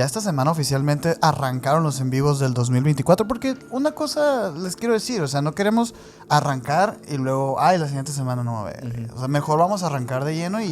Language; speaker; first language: Spanish; native; Spanish